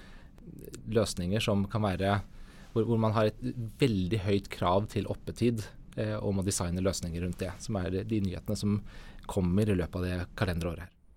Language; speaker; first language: Norwegian; native; Norwegian